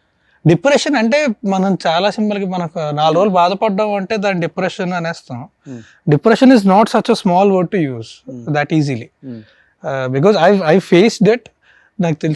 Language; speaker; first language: Telugu; native; Telugu